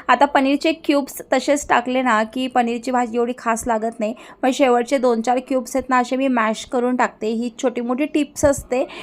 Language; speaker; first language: Marathi; early bilingual, other home language; Hindi